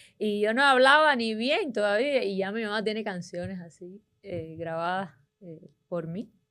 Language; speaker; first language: Spanish; native; Spanish